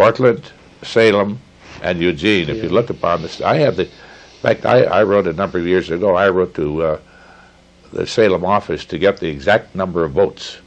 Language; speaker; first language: English; native; English